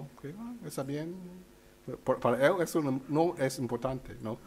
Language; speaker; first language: Spanish; non-native, fluent; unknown